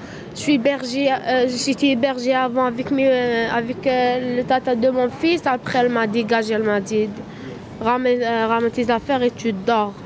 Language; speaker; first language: French; non-native, learner; Arabic